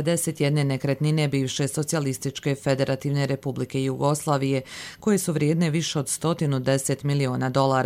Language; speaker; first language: Serbian; native; Serbian